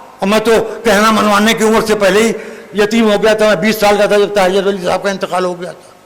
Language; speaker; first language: Urdu; native; Urdu